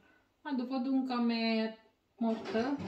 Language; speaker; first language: Swedish; non-native, learner; Indonesian